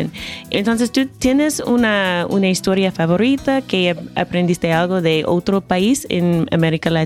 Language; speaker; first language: Spanish; non-native, fluent; English